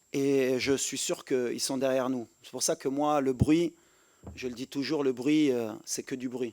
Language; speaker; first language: French; native; French